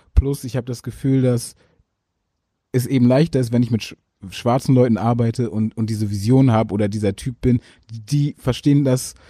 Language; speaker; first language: German; early bilingual, other home language; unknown